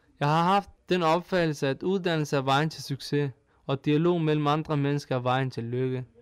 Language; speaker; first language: Danish; early bilingual, other home language; Turkish